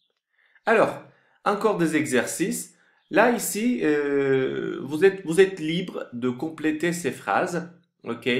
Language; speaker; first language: French; non-native, fluent; Turkish